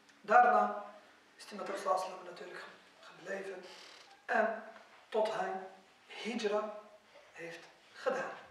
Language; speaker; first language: Dutch; non-native, fluent; Arabic